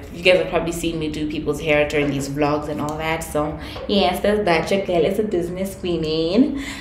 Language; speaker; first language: English; non-native, local second language; Tswana